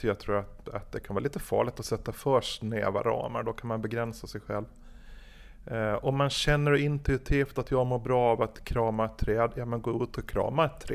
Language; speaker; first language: Swedish; native; Swedish